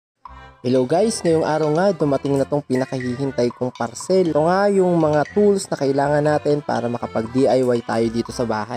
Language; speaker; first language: Filipino; native; Filipino